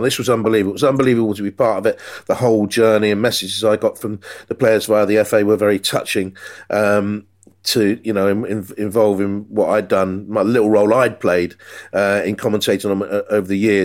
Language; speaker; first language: English; native; English